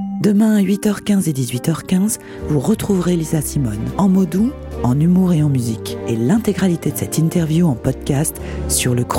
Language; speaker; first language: French; native; French